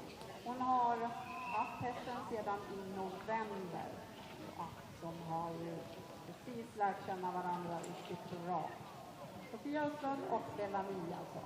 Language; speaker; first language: Swedish; native; Swedish